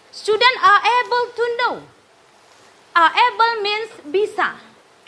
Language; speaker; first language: English; non-native, learner; Indonesian